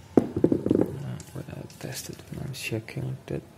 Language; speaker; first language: English; non-native, learner; Indonesian